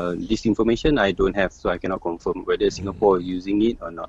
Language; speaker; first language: English; non-native, local second language; Malay